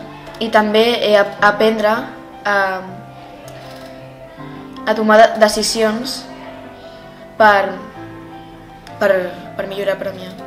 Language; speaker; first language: Catalan; non-native, local second language; Spanish